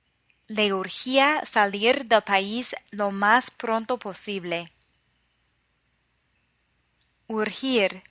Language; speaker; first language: Spanish; non-native, fluent; English